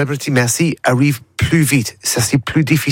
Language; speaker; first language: French; non-native, learner; English